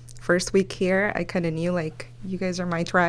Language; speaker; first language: English; early bilingual, other home language; Spanish